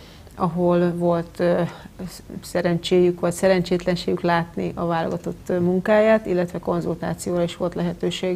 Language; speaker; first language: Hungarian; native; Hungarian